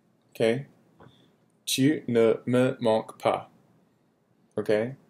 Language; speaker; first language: French; non-native, fluent; English